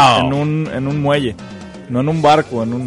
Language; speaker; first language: Spanish; native; Spanish